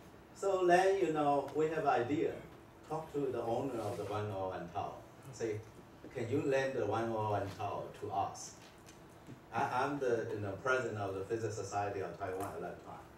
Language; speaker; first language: English; non-native, fluent; Chinese